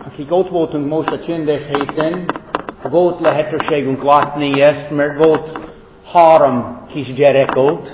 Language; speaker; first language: Hungarian; non-native, fluent; English